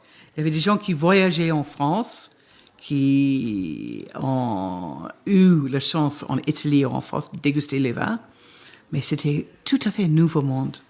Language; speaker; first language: French; non-native, fluent; English